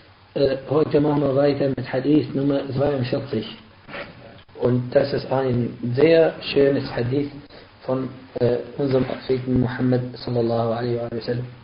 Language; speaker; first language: German; non-native, fluent; Arabic